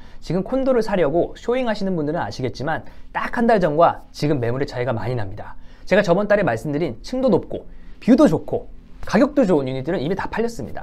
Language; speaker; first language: Korean; native; Korean